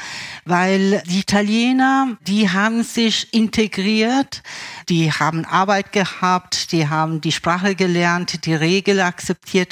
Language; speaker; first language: German; early bilingual, other home language; Italian